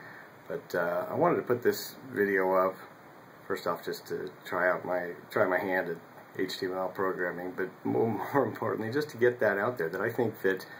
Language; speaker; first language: English; native; English